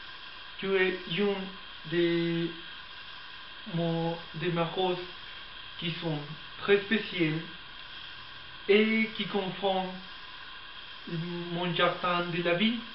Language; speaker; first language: French; non-native, learner; Spanish